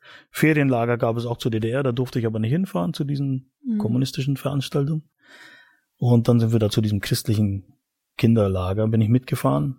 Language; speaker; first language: German; native; German